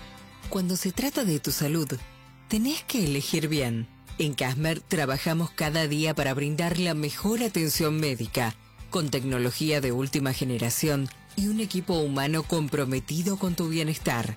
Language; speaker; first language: Spanish; native; Spanish